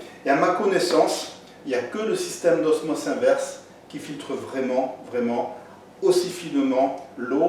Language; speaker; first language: French; native; French